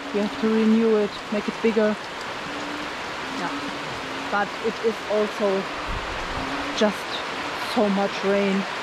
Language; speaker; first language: English; non-native, fluent; German